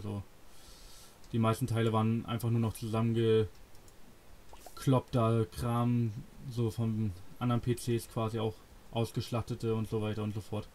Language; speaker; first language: German; native; German